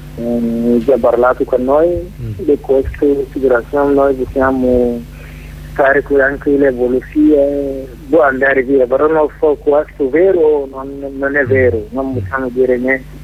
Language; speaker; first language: Italian; non-native, learner; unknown